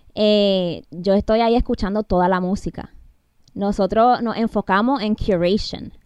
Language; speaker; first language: Spanish; early bilingual, heritage; Spanish